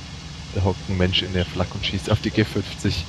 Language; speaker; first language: German; native; German